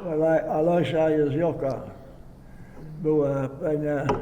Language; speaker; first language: Polish; early bilingual, heritage; Polish